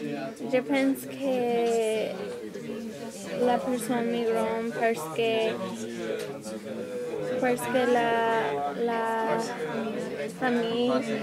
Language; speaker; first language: French; non-native, learner; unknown